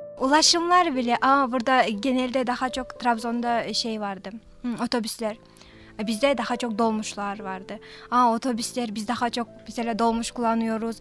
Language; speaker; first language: Turkish; non-native, fluent; Kyrgyz